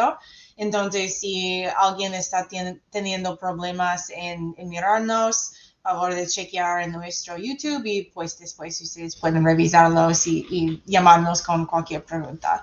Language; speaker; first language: Spanish; non-native, fluent; English